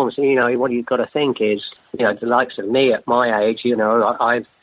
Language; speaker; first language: English; native; English